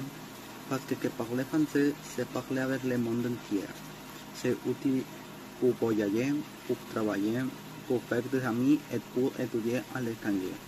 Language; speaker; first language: French; non-native, learner; Spanish